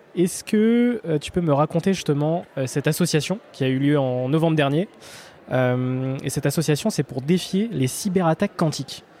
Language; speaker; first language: French; native; French